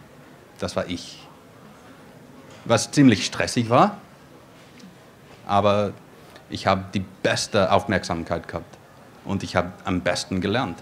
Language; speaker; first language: German; non-native, fluent; English